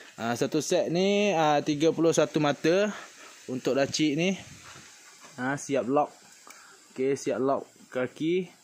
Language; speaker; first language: Malay; native; Malay